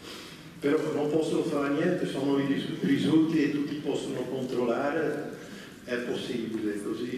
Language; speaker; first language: Italian; non-native, fluent; Dutch